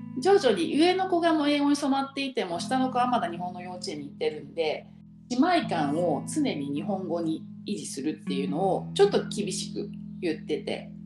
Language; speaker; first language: Japanese; native; Japanese